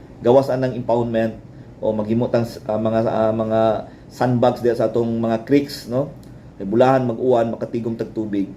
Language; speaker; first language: Cebuano; native; Cebuano